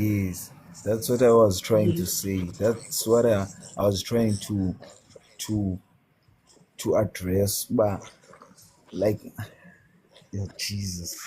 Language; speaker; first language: English; non-native, learner; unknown